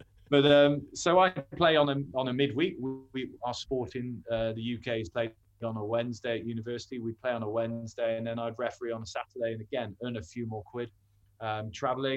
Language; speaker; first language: English; native; English